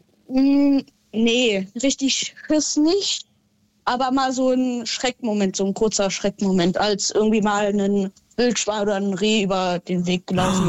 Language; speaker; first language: German; native; German